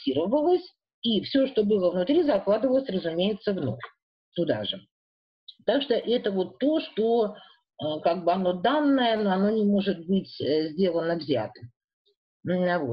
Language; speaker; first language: Russian; native; Russian